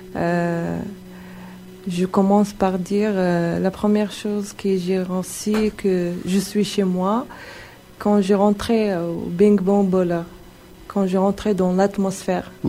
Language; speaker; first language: French; non-native, local second language; Arabic